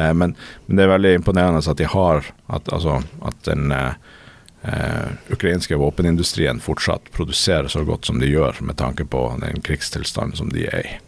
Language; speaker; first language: Norwegian; native; Norwegian